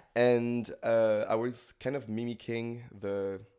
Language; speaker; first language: English; non-native, fluent; French